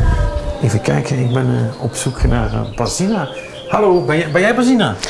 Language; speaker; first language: Dutch; native; Dutch